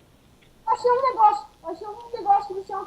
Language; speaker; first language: Portuguese; native; Portuguese